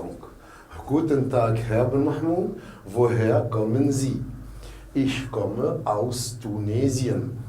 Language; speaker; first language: German; non-native, fluent; Arabic